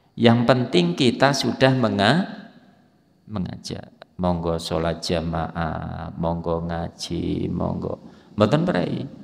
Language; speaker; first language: Indonesian; native; Indonesian